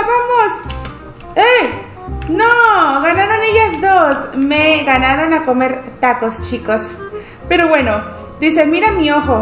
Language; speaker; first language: Spanish; native; Spanish